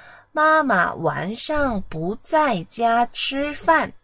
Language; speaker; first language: Chinese; non-native, fluent; Korean